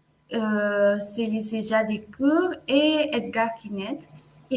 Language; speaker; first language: French; non-native, fluent; Spanish